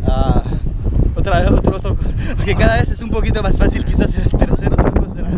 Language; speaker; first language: Spanish; non-native, fluent; French